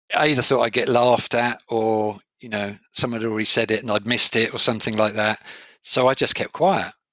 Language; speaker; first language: English; native; English